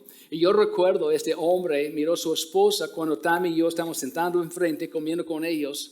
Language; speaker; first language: Spanish; non-native, fluent; English